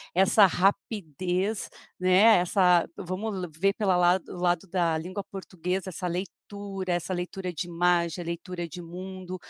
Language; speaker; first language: Portuguese; native; Portuguese